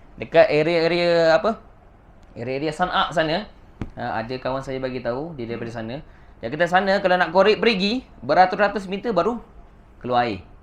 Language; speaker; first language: Malay; native; Malay